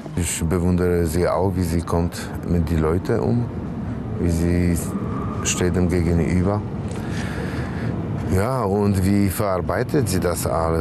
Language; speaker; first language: German; non-native, fluent; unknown